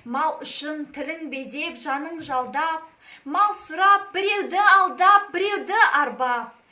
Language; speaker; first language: Kazakh; non-native, local second language; Russian